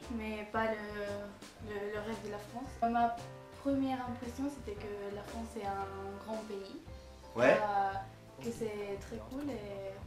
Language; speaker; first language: French; non-native, learner; Spanish